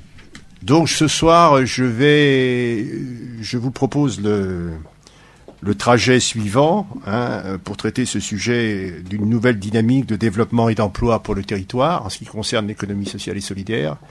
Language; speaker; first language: French; native; French